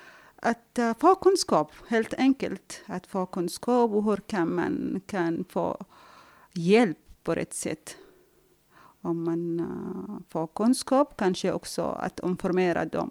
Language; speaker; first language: Swedish; non-native, fluent; Arabic